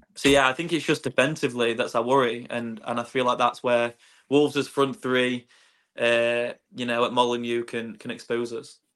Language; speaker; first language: English; native; English